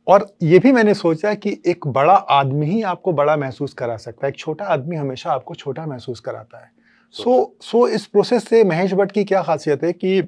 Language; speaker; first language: Hindi; native; Hindi